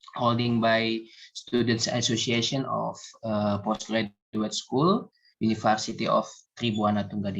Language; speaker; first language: English; non-native, learner; Indonesian